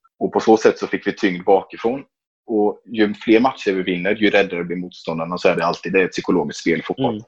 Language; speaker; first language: Swedish; native; Swedish